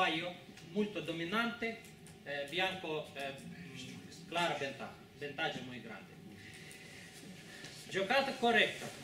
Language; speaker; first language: Italian; non-native, learner; Spanish